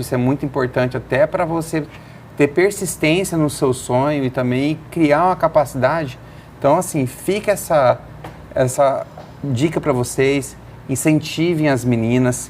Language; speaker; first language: Portuguese; native; Portuguese